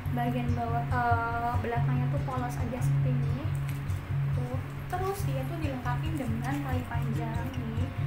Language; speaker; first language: Indonesian; non-native, local second language; Javanese